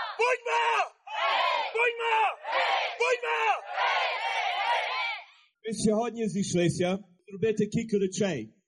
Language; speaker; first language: Ukrainian; early bilingual, heritage; English